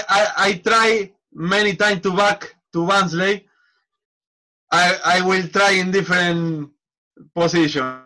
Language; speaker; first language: English; non-native, learner; Spanish